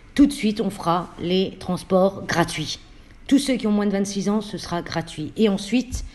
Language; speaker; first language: French; native; French